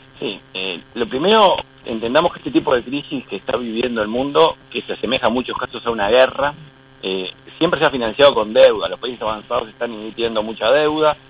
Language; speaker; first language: Spanish; native; Spanish